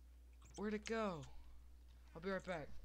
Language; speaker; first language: English; native; English